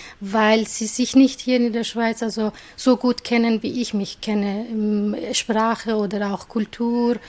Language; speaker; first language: German; non-native, fluent; Persian